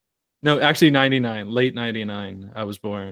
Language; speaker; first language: English; non-native, fluent; Croatian